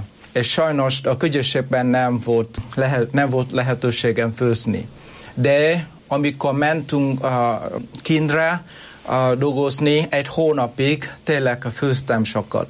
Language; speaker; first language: Hungarian; non-native, fluent; Vietnamese